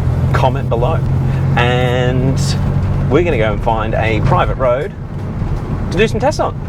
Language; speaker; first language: English; native; English